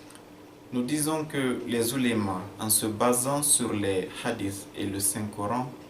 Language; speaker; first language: French; non-native, local second language; Fula